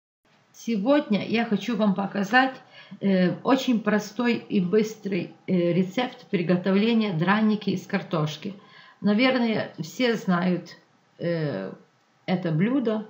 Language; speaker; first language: Russian; non-native, local second language; Ukrainian